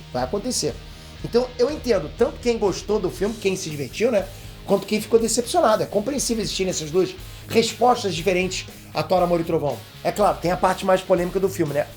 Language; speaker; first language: Portuguese; native; Portuguese